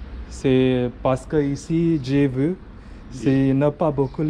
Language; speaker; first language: French; non-native, learner; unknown